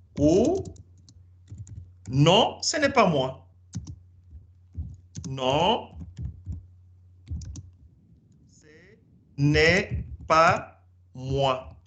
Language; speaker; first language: French; non-native, fluent; Spanish